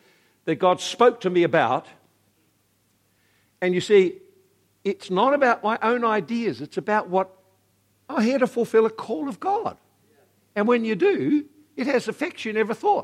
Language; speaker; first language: English; native; English